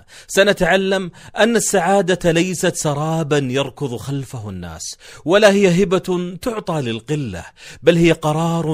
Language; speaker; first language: Arabic; native; Arabic